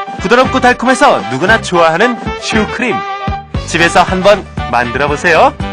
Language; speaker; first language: Korean; native; Korean